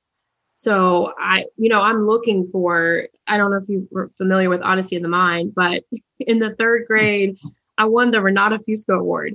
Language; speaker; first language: English; native; English